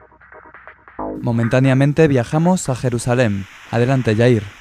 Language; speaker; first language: Spanish; native; Spanish